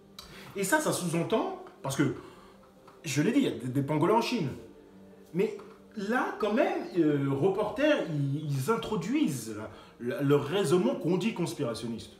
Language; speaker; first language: French; native; French